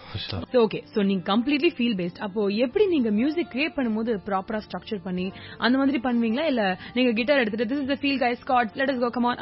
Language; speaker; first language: Tamil; native; Tamil